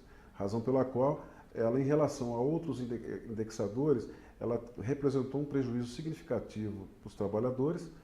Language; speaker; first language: Portuguese; native; Portuguese